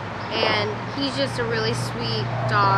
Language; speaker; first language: English; native; English